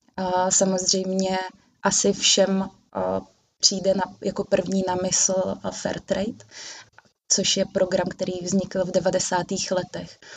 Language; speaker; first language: Czech; native; Czech